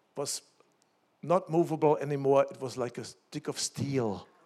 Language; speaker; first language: English; non-native, fluent; German